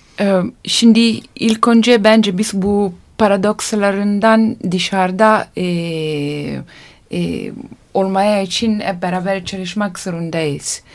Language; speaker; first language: Turkish; non-native, learner; Italian